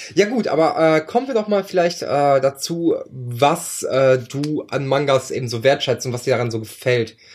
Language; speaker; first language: German; early bilingual, other home language; Ukrainian